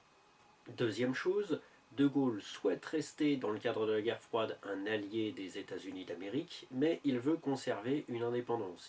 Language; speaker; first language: French; native; French